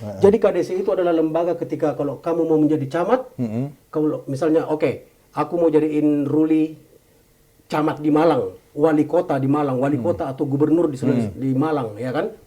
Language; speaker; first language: Indonesian; native; Indonesian